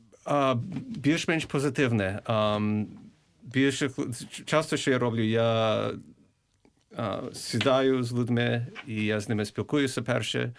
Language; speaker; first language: Ukrainian; early bilingual, heritage; English